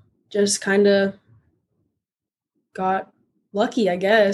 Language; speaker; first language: English; native; English